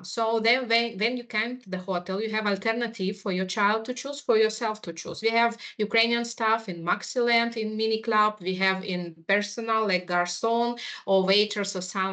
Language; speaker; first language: English; non-native, fluent; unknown